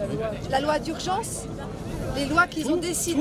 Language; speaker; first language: French; native; French